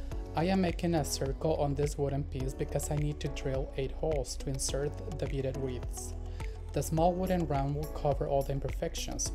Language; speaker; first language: English; non-native, fluent; Spanish